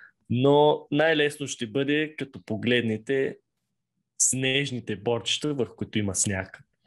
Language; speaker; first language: Bulgarian; early bilingual, heritage; Bulgarian